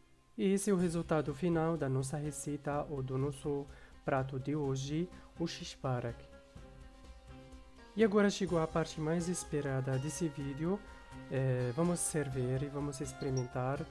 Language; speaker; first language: Portuguese; non-native, fluent; Arabic